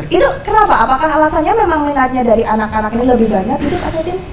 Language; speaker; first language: Indonesian; native; Indonesian